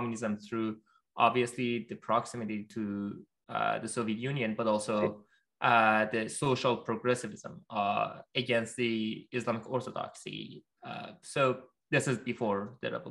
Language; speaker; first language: English; non-native, fluent; Persian